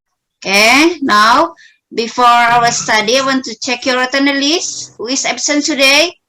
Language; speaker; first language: English; non-native, learner; Indonesian